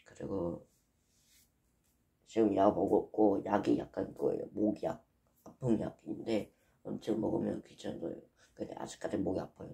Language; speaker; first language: Korean; non-native, learner; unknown